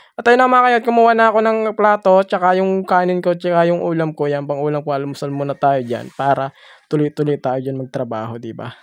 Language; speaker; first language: Filipino; non-native, local second language; Masbatenyo